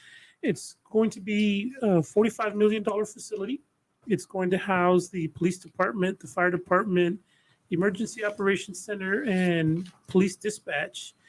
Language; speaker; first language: English; native; English